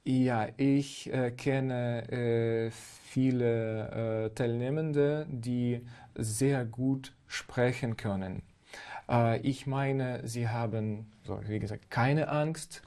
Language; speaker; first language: German; non-native, fluent; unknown